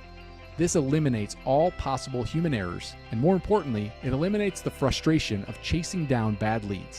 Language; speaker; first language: English; native; English